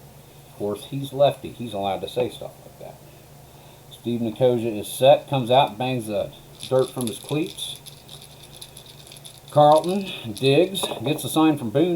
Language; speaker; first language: English; native; English